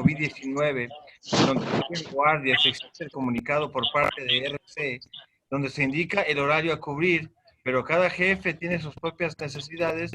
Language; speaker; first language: Spanish; native; Spanish